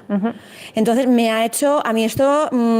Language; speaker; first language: Spanish; native; Spanish